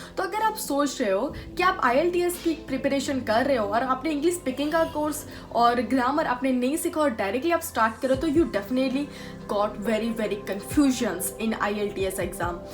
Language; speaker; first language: Hindi; non-native, local second language; Gujarati